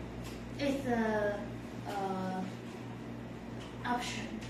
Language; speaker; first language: English; non-native, learner; Chinese